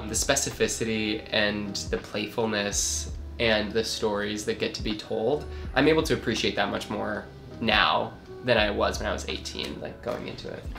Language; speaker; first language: English; native; English